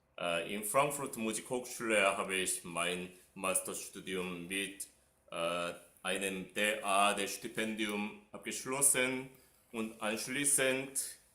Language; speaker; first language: German; non-native, fluent; Korean